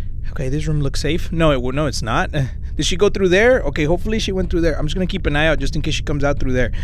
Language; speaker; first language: English; early bilingual, other home language; Spanish